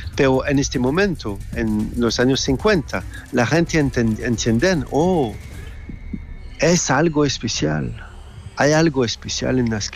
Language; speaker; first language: Spanish; non-native, learner; French